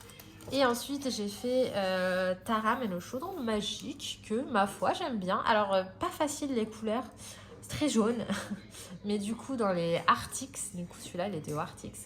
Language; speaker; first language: French; native; French